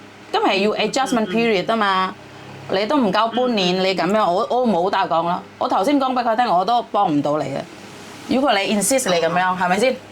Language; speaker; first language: Cantonese; non-native, fluent; Indonesian